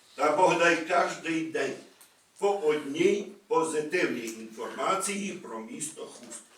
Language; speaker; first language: Ukrainian; native; Ukrainian